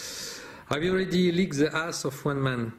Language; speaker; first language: English; non-native, fluent; French